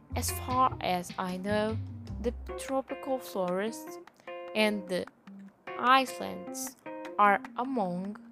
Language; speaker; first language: English; non-native, fluent; Portuguese